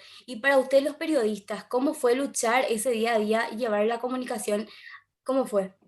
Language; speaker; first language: Spanish; native; Spanish